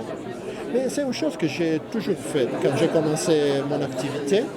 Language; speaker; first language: French; non-native, fluent; Italian